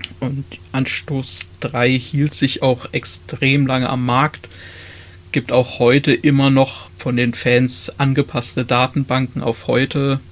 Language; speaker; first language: German; native; German